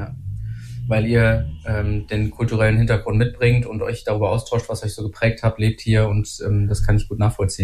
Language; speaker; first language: German; native; German